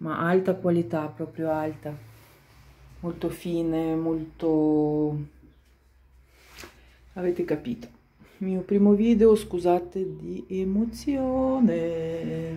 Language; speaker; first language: Italian; non-native, learner; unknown